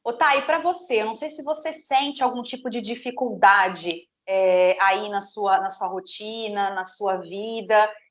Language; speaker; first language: Portuguese; native; Portuguese